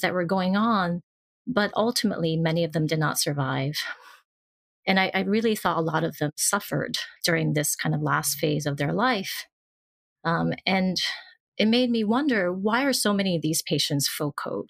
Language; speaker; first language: English; non-native, local second language; Cantonese